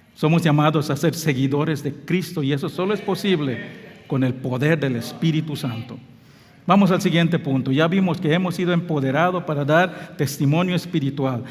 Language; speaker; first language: Spanish; non-native, local second language; English